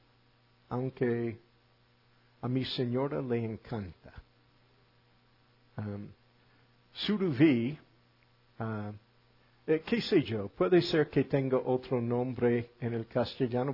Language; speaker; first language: Spanish; non-native, fluent; English